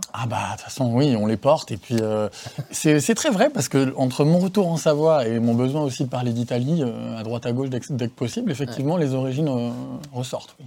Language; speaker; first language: French; native; French